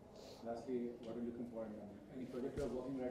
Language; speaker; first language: English; non-native, local second language; Hindi